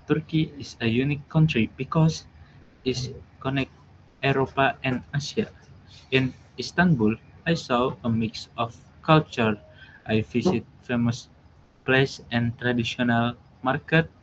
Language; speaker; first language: English; non-native, learner; Indonesian